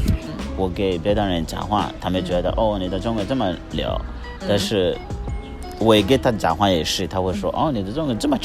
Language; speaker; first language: Chinese; non-native, learner; Kinyarwanda